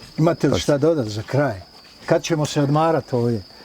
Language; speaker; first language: Bosnian; native; Bosnian